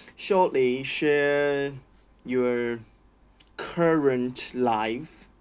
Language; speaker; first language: English; non-native, learner; Chinese